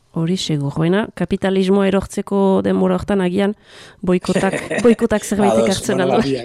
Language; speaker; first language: Basque; native; Basque